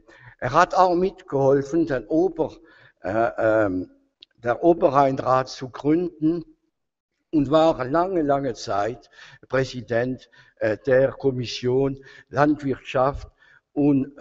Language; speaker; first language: German; non-native, fluent; French